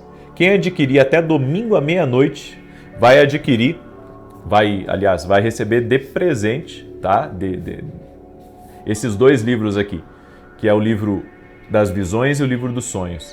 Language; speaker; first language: Portuguese; native; Portuguese